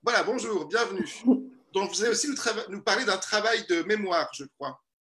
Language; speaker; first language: French; native; French